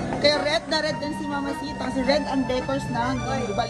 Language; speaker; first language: Filipino; non-native, local second language; Cebuano